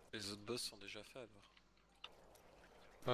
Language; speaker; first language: French; native; French